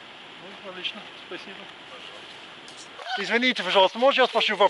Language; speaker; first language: Russian; non-native, fluent; English